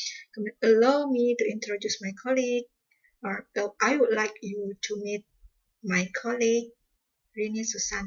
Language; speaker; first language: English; non-native, fluent; Indonesian